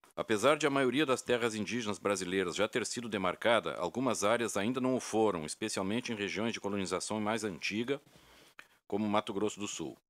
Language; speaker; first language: Portuguese; native; Portuguese